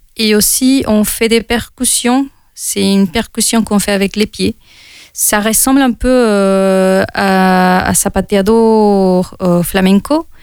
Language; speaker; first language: French; non-native, fluent; Spanish